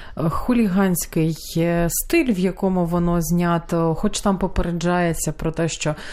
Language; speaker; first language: Ukrainian; native; Ukrainian